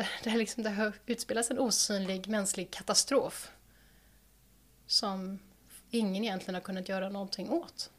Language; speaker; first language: Swedish; native; Swedish